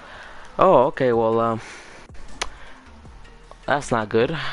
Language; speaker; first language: English; native; English